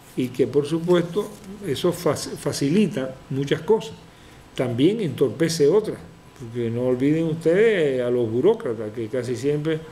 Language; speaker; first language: Spanish; native; Spanish